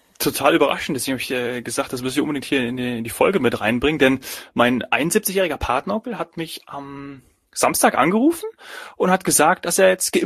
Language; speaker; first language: German; native; German